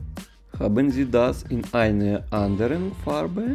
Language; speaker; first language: German; non-native, fluent; Russian